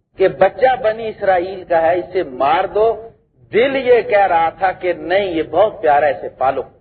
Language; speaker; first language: Urdu; non-native, local second language; Punjabi